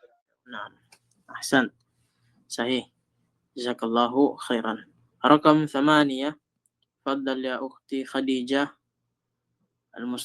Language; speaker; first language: Arabic; non-native, fluent; Filipino